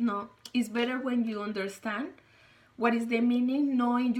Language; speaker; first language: English; non-native, learner; Spanish